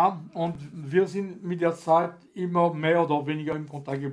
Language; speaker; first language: German; non-native, fluent; French